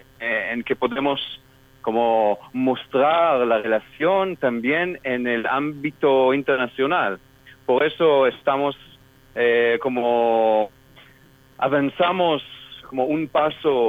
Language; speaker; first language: Spanish; non-native, fluent; Hebrew